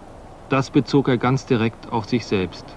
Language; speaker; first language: German; native; German